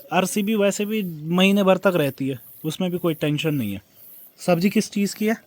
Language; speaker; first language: Hindi; native; Hindi